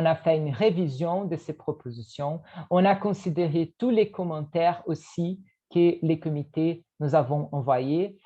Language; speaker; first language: French; non-native, fluent; Portuguese